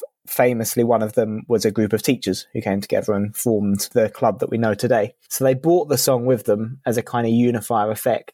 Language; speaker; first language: English; native; English